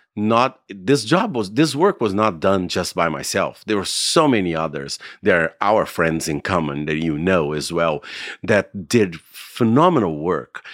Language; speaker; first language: English; non-native, fluent; Portuguese